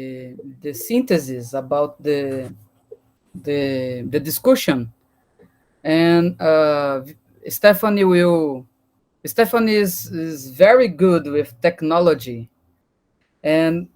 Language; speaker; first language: English; non-native, learner; Portuguese